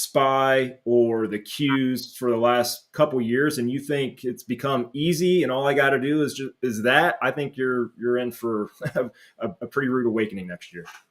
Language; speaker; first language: English; native; English